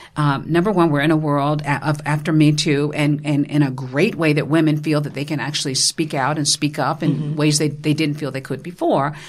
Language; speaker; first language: English; native; English